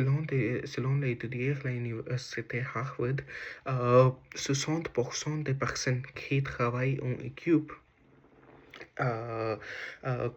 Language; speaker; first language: French; non-native, learner; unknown